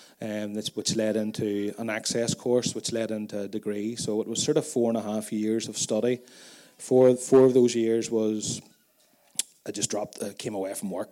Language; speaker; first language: English; native; English